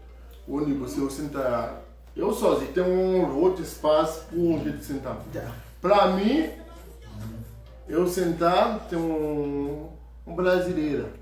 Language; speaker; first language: Portuguese; non-native, learner; Haitian Creole